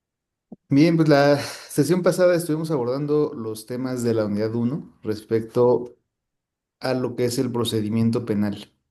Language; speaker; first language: Spanish; native; Spanish